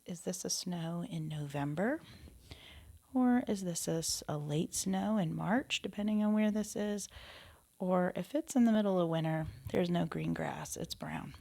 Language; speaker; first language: English; native; English